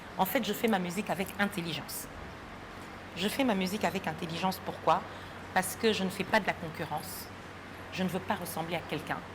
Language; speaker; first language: French; native; French